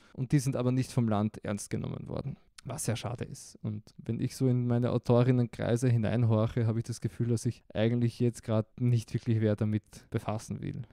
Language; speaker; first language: German; non-native, local second language; Croatian